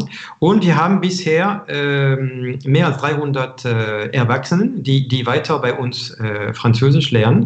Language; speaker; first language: German; non-native, fluent; French